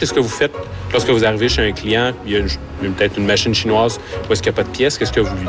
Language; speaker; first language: French; native; French